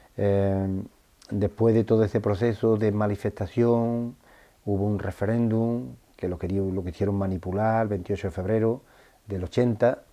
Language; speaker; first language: Spanish; native; Spanish